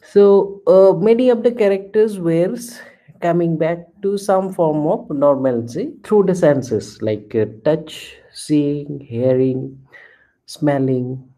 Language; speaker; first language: English; non-native, local second language; Assamese